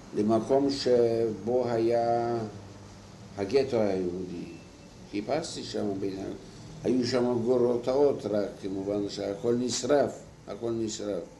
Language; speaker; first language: Hebrew; non-native, fluent; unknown